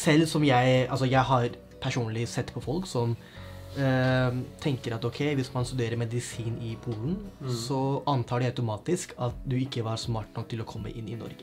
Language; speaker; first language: Norwegian; native; Norwegian